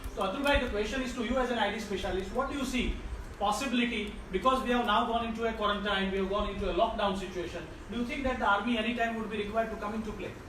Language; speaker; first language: English; non-native, local second language; Gujarati